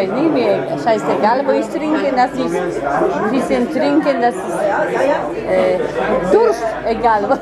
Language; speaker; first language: German; non-native, learner; Polish